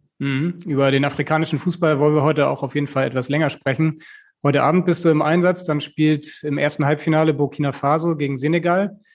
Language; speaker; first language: German; native; German